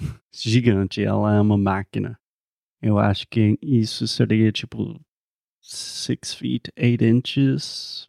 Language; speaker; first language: Portuguese; non-native, fluent; English